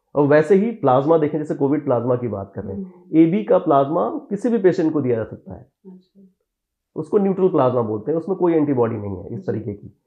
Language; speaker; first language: Hindi; native; Hindi